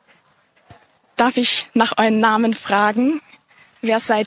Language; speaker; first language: German; native; German